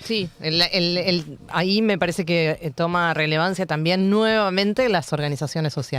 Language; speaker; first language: Spanish; native; Spanish